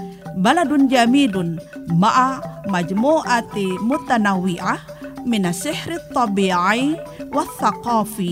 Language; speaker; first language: Arabic; non-native, fluent; Indonesian